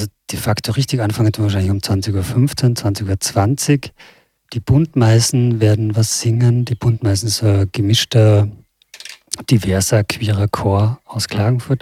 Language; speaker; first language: German; native; German